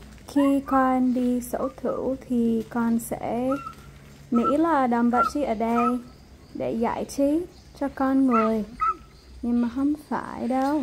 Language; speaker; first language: Vietnamese; non-native, fluent; English